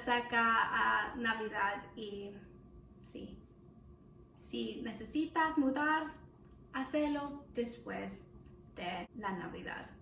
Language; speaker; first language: Spanish; non-native, learner; English